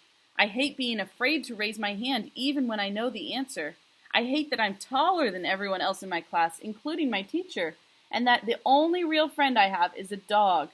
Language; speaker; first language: English; native; English